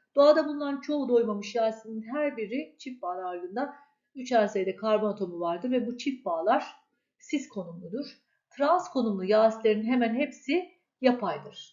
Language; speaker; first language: Turkish; native; Turkish